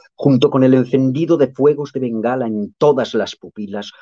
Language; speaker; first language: Spanish; non-native, local second language; Catalan